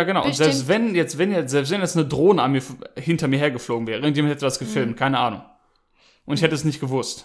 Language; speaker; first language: German; native; German